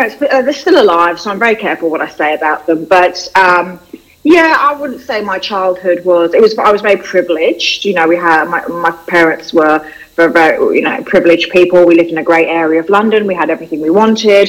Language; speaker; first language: English; native; English